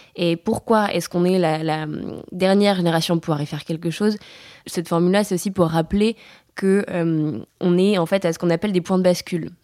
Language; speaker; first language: French; native; French